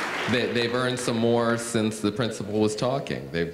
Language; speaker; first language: English; native; English